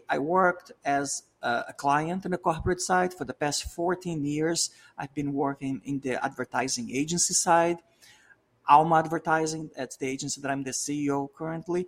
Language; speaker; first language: English; non-native, fluent; Portuguese